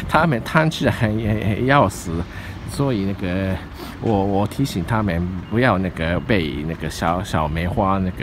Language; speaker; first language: Chinese; non-native, fluent; Japanese